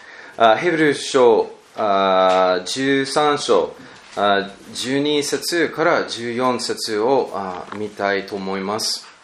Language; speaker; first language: Japanese; non-native, learner; English